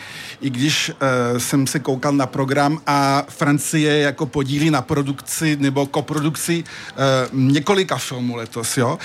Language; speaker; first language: Czech; early bilingual, heritage; French